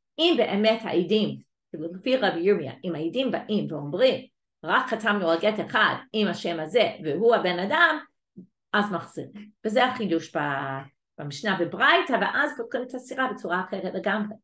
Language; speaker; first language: Hebrew; non-native, fluent; English